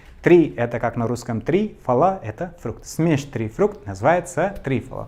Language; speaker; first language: Russian; non-native, learner; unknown